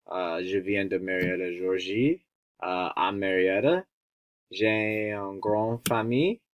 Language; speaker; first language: French; non-native, learner; English